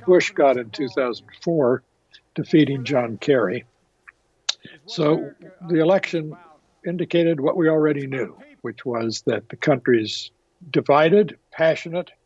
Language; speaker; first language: English; native; English